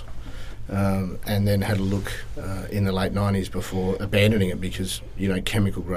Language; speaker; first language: English; native; English